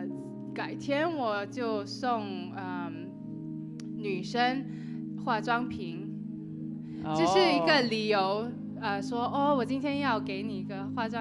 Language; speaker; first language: Chinese; non-native, learner; English